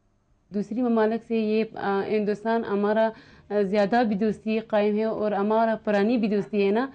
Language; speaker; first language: Hindi; non-native, learner; Persian